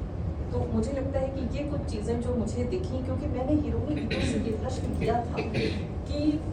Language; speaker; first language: Hindi; native; Hindi